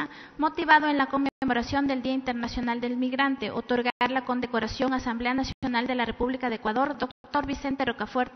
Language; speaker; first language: Spanish; native; Spanish